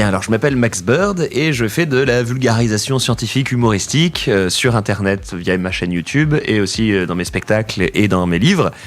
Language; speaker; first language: French; native; French